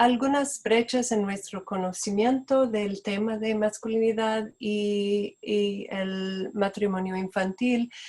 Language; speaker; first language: Spanish; non-native, fluent; Portuguese